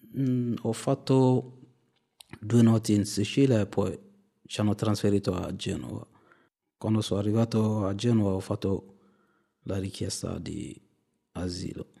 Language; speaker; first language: Italian; non-native, fluent; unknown